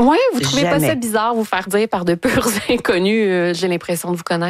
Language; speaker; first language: French; native; French